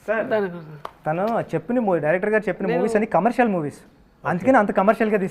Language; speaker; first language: Telugu; native; Telugu